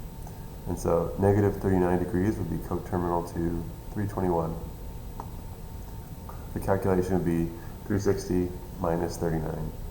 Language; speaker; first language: English; native; English